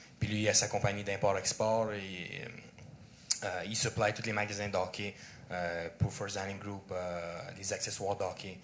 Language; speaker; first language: French; early bilingual, other home language; Russian